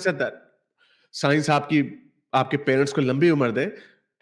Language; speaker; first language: Hindi; native; Hindi